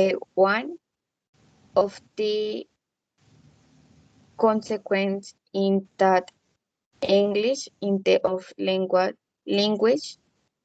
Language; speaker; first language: English; non-native, learner; Spanish